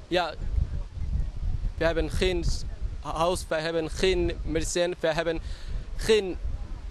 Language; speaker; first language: Dutch; non-native, learner; Somali